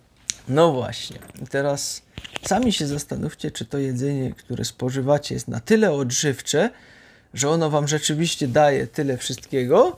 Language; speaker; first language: Polish; native; Polish